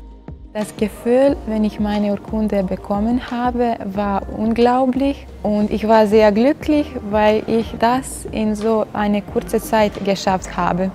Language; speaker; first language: German; non-native, learner; Bosnian